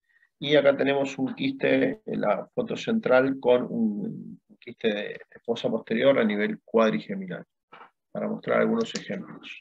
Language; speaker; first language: Spanish; native; Spanish